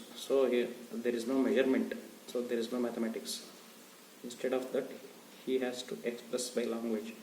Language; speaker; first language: English; non-native, local second language; Kannada